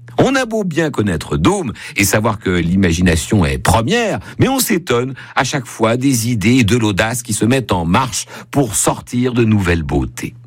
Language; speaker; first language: French; native; French